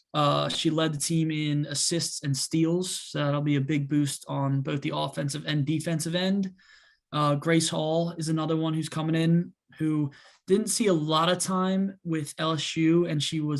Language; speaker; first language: English; native; English